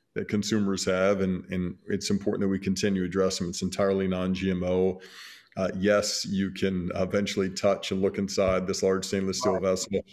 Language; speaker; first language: English; native; English